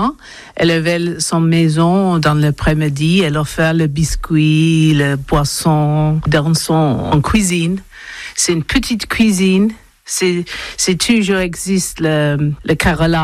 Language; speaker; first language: French; non-native, learner; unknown